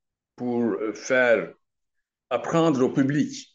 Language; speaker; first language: French; non-native, fluent; Turkish